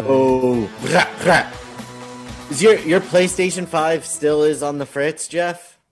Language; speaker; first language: English; native; English